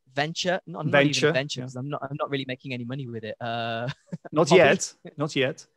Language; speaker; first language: English; native; English